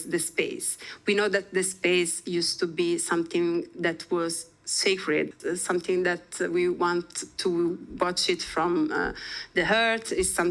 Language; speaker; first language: English; non-native, fluent; Italian